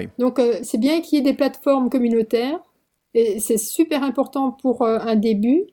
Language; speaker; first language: French; early bilingual, other home language; Korean